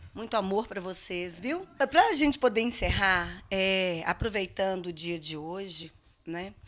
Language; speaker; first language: Portuguese; native; Portuguese